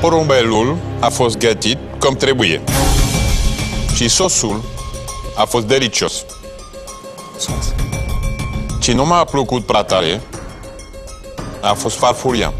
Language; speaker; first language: Romanian; non-native, learner; French